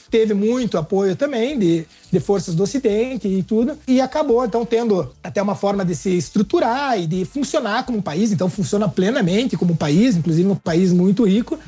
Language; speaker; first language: Portuguese; native; Portuguese